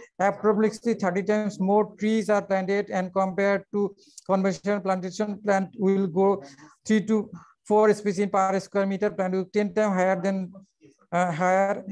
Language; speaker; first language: English; non-native, local second language; Bangla